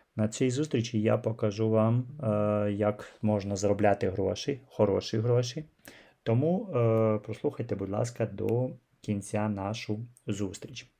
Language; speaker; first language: Ukrainian; non-native, local second language; Russian